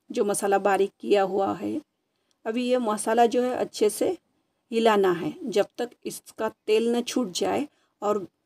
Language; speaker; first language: Hindi; non-native, local second language; Marathi